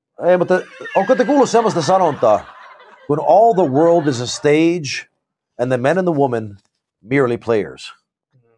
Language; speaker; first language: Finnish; early bilingual, heritage; Finnish